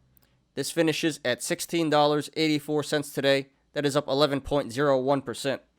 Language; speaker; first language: English; native; English